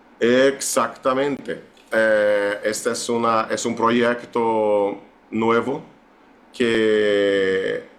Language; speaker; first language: Spanish; non-native, fluent; Portuguese